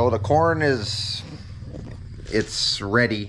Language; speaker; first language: English; native; English